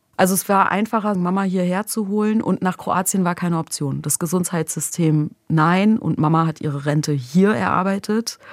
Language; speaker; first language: German; early bilingual, other home language; Croatian